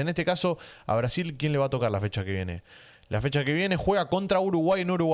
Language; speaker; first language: Spanish; native; Spanish